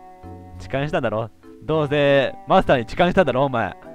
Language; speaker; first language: Japanese; native; Japanese